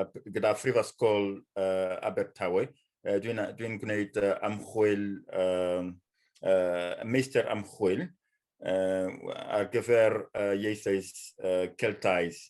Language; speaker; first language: Welsh; non-native, fluent; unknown